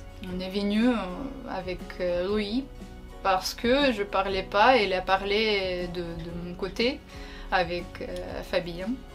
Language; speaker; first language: French; non-native, learner; Ukrainian